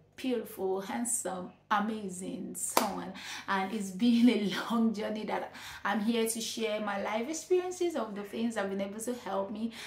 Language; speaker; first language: English; non-native, local second language; Igbo